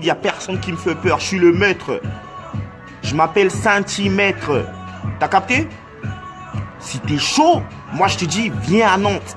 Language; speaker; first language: French; non-native, local second language; Lingala